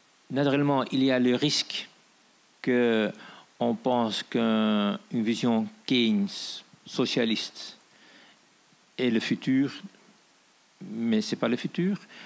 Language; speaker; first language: French; non-native, fluent; Dutch